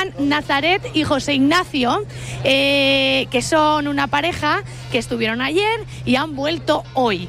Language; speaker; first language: Spanish; native; Spanish